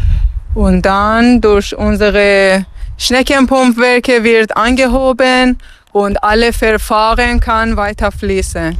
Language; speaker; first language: German; non-native, learner; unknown